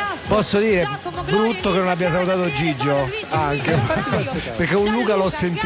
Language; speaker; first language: Italian; native; Italian